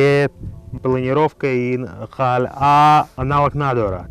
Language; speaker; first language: Persian; non-native, fluent; Russian